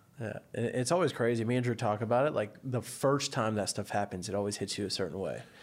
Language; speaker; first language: English; native; English